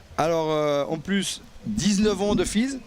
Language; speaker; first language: French; native; French